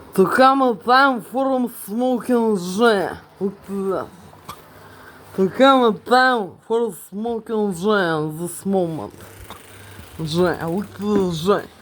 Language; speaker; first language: English; non-native, learner; Russian